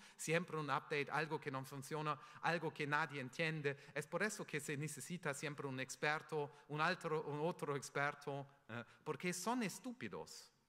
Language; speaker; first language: Spanish; non-native, fluent; German